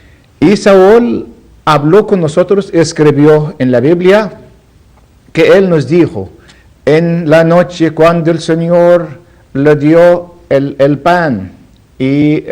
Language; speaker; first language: Spanish; non-native, learner; Arabic